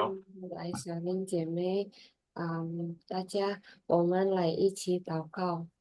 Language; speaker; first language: Chinese; non-native, learner; Indonesian